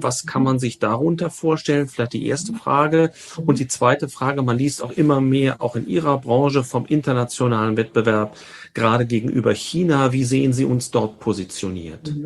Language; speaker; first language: German; native; German